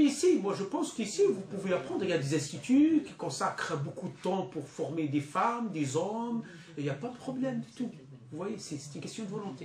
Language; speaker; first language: French; non-native, local second language; Arabic